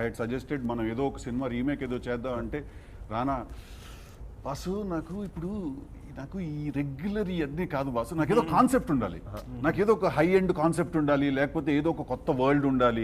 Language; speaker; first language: Telugu; native; Telugu